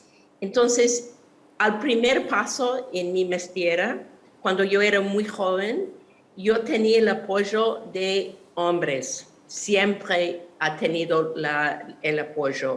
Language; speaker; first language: Spanish; non-native, fluent; English